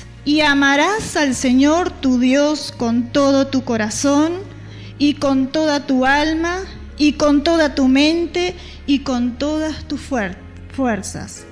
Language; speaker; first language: Spanish; native; Spanish